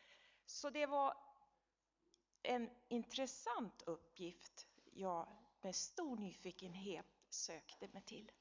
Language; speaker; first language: Swedish; non-native, learner; Turkmen